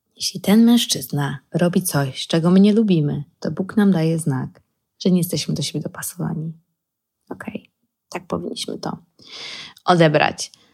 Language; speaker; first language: Polish; early bilingual, heritage; Polish